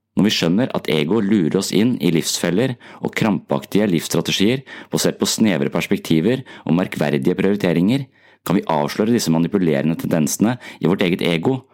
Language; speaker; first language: Norwegian; native; Norwegian